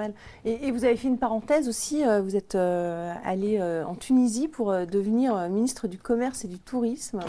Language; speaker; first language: French; native; French